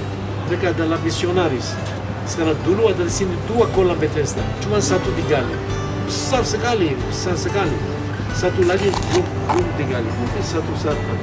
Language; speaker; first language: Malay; non-native, fluent; Hebrew